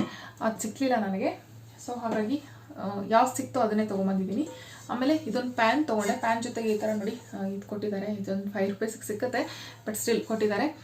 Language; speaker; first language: Kannada; native; Kannada